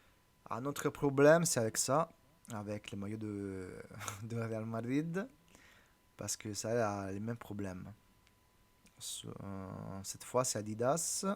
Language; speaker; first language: French; non-native, learner; Italian